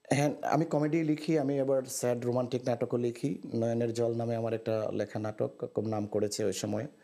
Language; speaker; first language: Bangla; native; Bangla